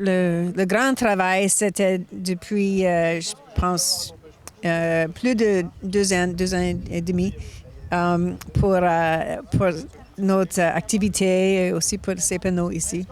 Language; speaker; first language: French; non-native, local second language; English